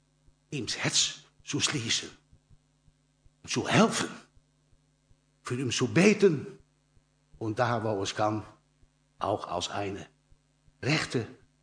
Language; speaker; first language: German; non-native, learner; Dutch